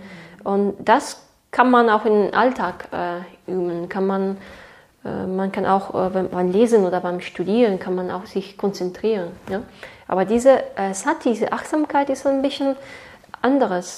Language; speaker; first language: German; non-native, fluent; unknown